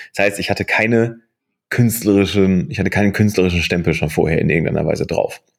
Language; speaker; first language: German; native; German